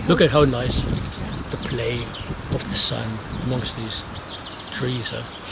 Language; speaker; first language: English; non-native, fluent; German